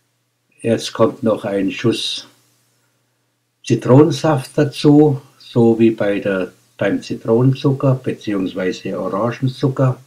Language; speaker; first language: German; native; German